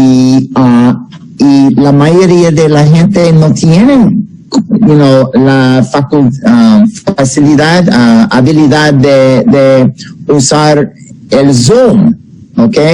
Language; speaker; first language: Spanish; non-native, fluent; English